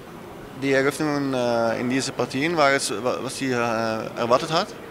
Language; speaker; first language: German; non-native, learner; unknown